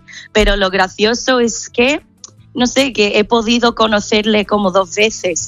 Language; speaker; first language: Spanish; non-native, fluent; English